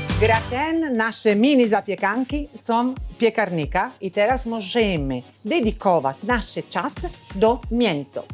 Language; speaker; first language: Polish; non-native, learner; Italian